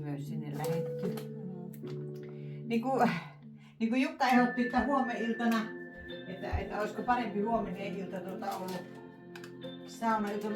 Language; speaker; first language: Finnish; native; Finnish